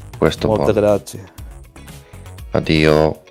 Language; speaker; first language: Italian; non-native, learner; Spanish